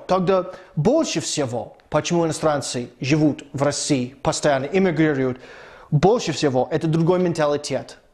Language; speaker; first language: Russian; non-native, fluent; English